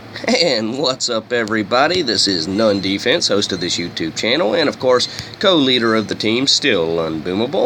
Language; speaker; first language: English; native; English